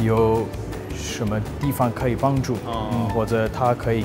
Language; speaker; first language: Chinese; non-native, fluent; English